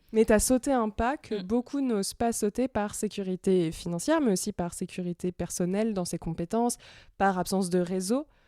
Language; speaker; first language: French; native; French